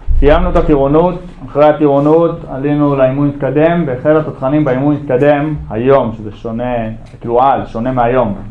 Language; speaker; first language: Hebrew; early bilingual, other home language; English